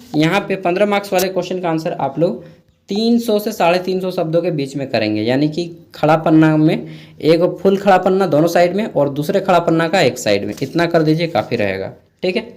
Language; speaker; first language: Hindi; non-native, local second language; Magahi